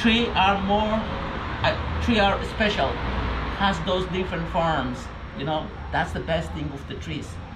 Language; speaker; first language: English; non-native, learner; Spanish